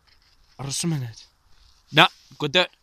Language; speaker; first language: Welsh; non-native, learner; English